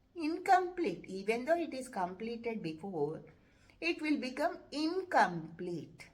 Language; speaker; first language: English; non-native, local second language; Telugu